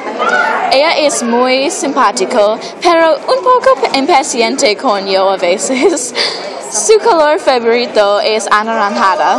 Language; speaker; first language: Spanish; non-native, learner; English